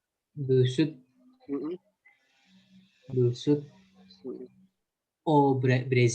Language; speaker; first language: French; non-native, learner; Indonesian